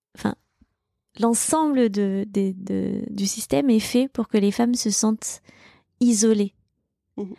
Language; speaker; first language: French; native; French